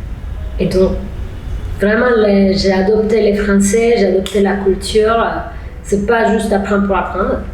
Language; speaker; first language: French; non-native, fluent; Spanish